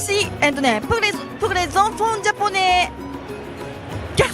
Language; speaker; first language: French; non-native, learner; Japanese